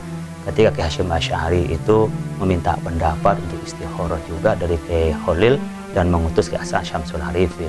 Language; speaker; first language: Indonesian; non-native, local second language; Madurese